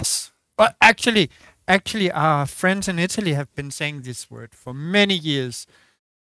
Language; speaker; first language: English; non-native, fluent; Danish